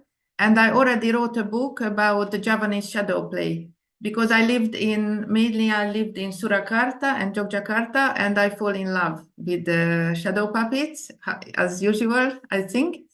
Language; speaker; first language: English; non-native, fluent; Indonesian